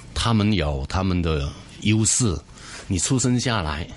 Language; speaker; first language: Chinese; non-native, fluent; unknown